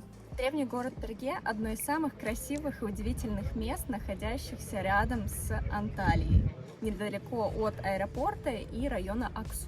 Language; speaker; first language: Russian; native; Russian